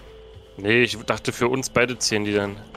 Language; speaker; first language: German; native; German